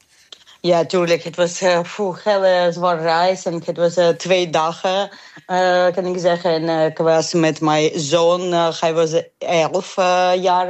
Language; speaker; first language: Dutch; non-native, learner; Ukrainian